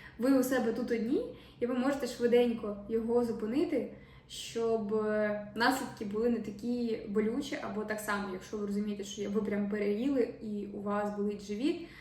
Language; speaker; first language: Ukrainian; non-native, local second language; Russian